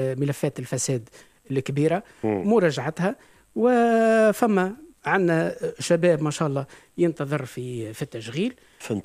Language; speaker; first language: Arabic; native; Arabic